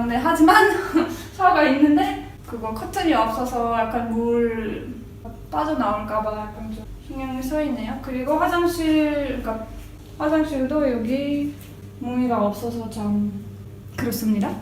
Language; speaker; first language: Korean; non-native, fluent; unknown